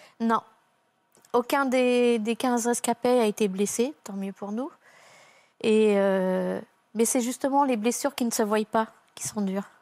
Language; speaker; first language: French; native; French